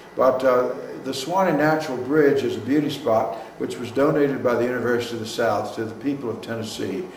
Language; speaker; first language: English; native; English